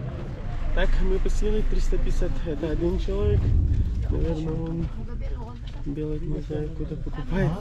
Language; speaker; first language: Russian; non-native, learner; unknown